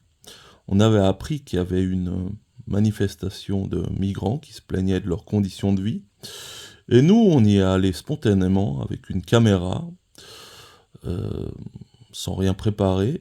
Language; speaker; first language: French; native; French